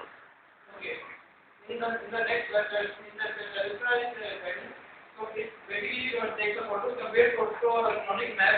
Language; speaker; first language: English; non-native, learner; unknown